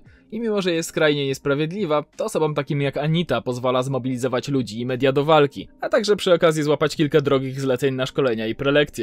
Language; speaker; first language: Polish; native; Polish